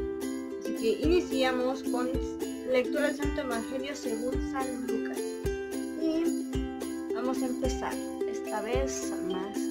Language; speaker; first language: Spanish; native; Spanish